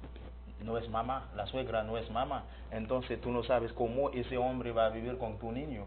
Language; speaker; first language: Spanish; non-native, learner; Haitian Creole